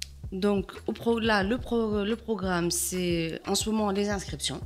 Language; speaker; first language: French; non-native, local second language; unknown